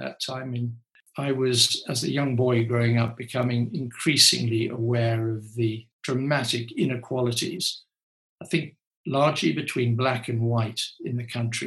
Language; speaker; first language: English; native; English